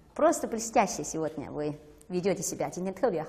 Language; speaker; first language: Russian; non-native, fluent; Chinese